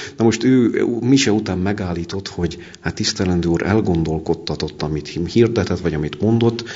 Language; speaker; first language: Hungarian; native; Hungarian